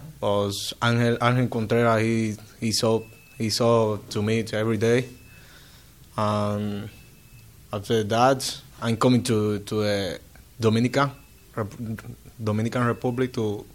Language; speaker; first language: English; non-native, learner; Spanish